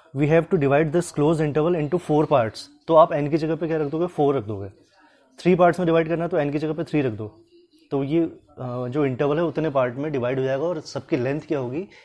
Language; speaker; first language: Hindi; native; Hindi